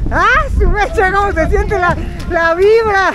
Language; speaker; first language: Spanish; native; Spanish